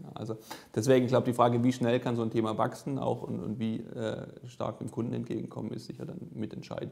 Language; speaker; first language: German; native; German